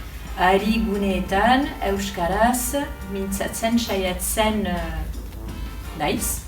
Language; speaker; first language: Basque; non-native, learner; French